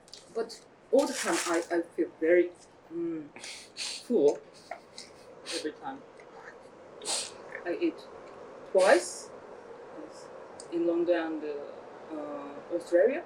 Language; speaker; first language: English; non-native, learner; Japanese